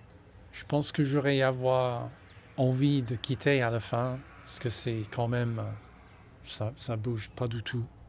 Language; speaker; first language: French; non-native, fluent; English